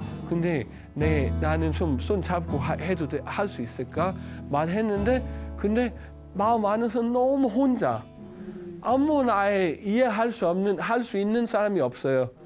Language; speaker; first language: Korean; non-native, learner; Danish